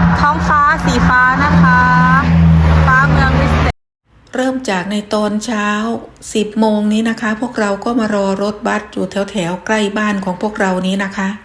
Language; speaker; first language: Thai; native; Thai